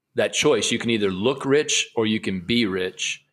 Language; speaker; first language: English; native; English